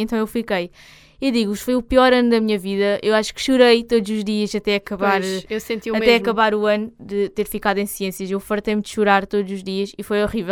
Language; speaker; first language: Portuguese; native; Portuguese